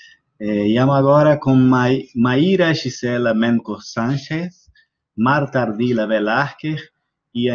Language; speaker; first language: Spanish; non-native, learner; Portuguese